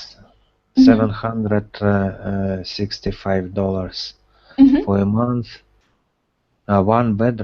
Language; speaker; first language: English; non-native, learner; Russian